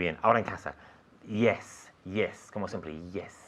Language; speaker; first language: Spanish; non-native, fluent; English